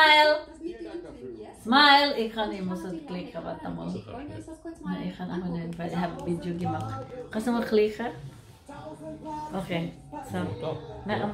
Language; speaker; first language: German; non-native, learner; Filipino